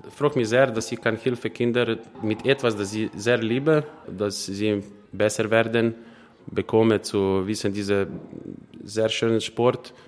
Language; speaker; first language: German; non-native, learner; Slovenian